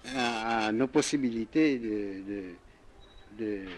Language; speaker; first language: French; native; French